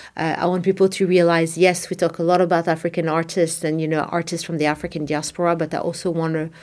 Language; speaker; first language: English; non-native, fluent; Arabic